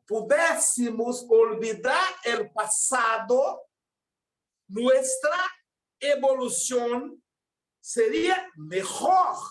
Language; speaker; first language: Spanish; non-native, learner; Portuguese